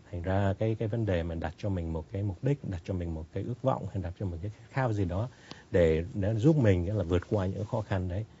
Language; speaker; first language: Vietnamese; native; Vietnamese